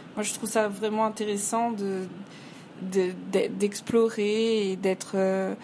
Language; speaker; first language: French; native; French